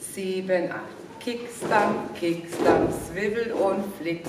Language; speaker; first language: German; native; German